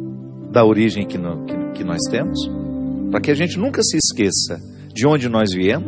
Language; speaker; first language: Portuguese; native; Portuguese